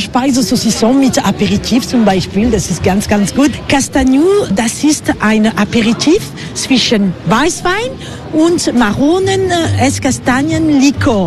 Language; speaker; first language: German; non-native, fluent; French